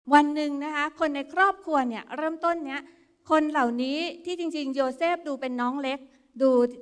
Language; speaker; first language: Thai; native; Thai